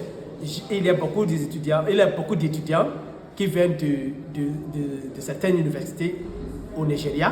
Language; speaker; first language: French; non-native, fluent; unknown